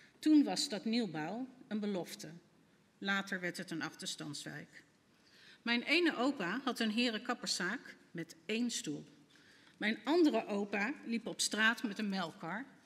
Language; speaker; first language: Dutch; native; Dutch